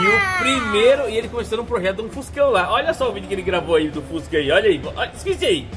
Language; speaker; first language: Portuguese; native; Portuguese